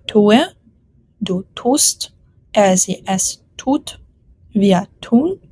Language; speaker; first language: German; non-native, fluent; Ukrainian